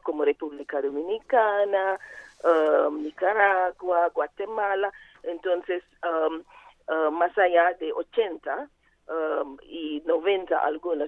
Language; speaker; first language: Spanish; non-native, fluent; Portuguese